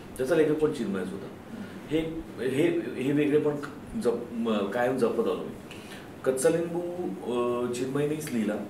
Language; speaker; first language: Marathi; native; Marathi